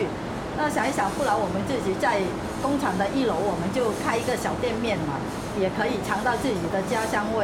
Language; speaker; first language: Chinese; early bilingual, other home language; Vietnamese